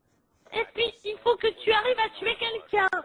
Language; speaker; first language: French; native; French